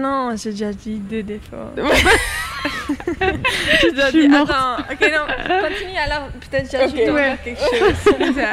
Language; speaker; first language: French; non-native, local second language; Dutch